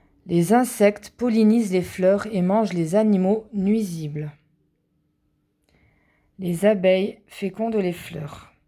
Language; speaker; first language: French; native; French